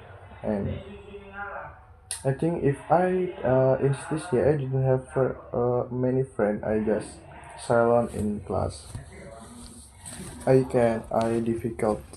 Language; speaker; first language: English; non-native, learner; Indonesian